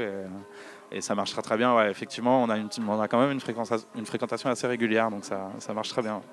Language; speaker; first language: French; native; French